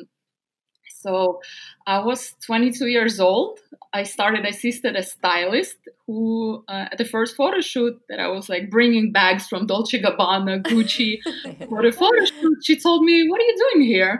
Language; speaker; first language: English; non-native, fluent; Russian